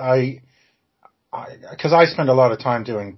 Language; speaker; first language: English; native; English